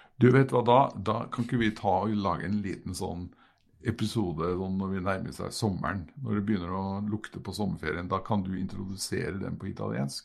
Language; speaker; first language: Norwegian; native; Norwegian